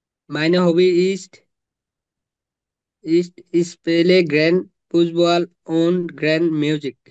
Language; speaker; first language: German; non-native, learner; Bangla